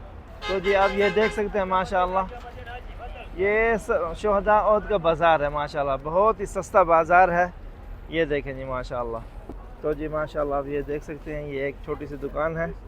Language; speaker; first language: Hindi; native; Hindi